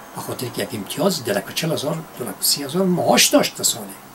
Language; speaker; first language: Persian; native; Persian